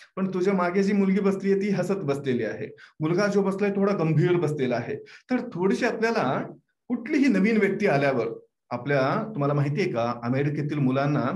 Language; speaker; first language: Marathi; non-native, fluent; Kannada